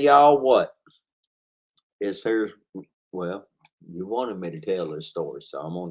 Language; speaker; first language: English; native; English